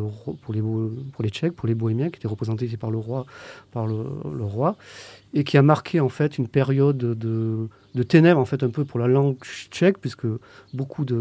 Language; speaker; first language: French; native; French